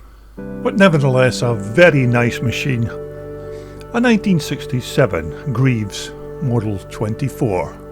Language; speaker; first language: English; native; English